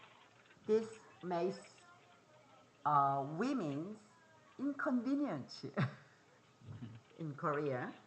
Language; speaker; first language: English; non-native, fluent; Korean